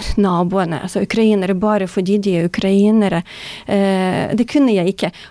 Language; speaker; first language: Norwegian; non-native, fluent; Ukrainian